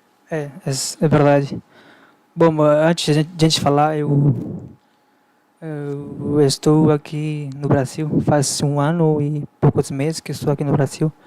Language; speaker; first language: Portuguese; non-native, learner; Spanish